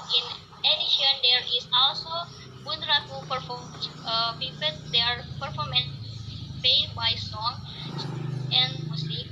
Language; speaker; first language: English; non-native, learner; Indonesian